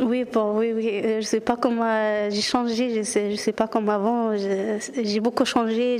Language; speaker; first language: French; non-native, learner; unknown